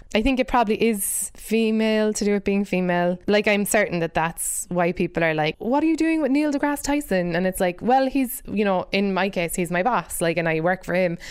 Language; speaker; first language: English; native; English